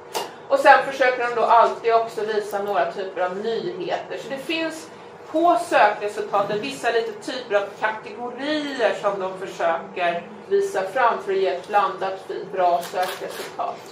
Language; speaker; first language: Swedish; native; Swedish